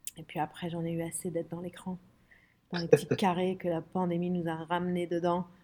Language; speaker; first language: French; early bilingual, other home language; Arabic